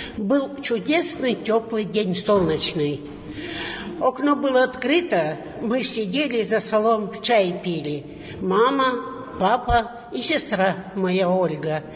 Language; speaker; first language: Russian; native; Russian